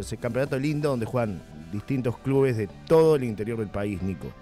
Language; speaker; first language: Spanish; native; Spanish